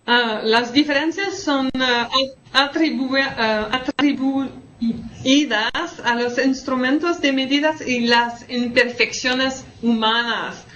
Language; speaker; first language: Spanish; non-native, learner; French